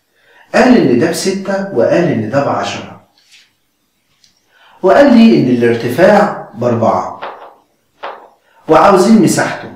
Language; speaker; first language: Arabic; native; Arabic